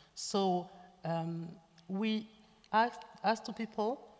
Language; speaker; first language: English; non-native, local second language; French